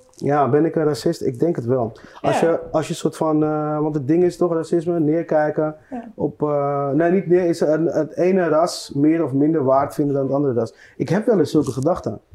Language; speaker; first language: Dutch; native; Dutch